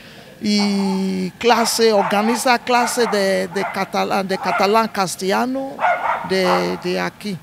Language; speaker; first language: Spanish; non-native, learner; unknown